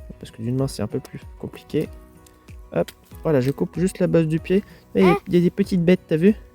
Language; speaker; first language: French; native; French